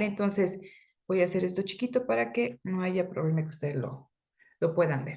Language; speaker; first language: Spanish; native; Spanish